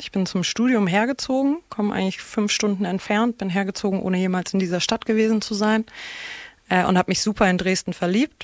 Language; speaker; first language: German; native; German